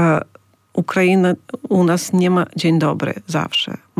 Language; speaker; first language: Polish; non-native, fluent; Ukrainian